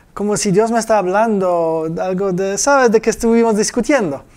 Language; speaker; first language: Spanish; non-native, fluent; Polish